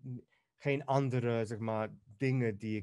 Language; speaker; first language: Dutch; non-native, fluent; Greek